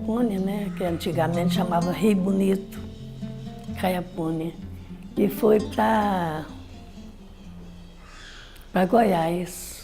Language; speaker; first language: Portuguese; native; Portuguese